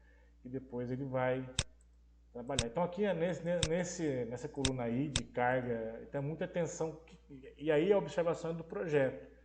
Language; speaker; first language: Portuguese; native; Portuguese